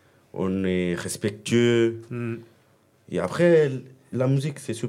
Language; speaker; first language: French; early bilingual, other home language; Kabuverdianu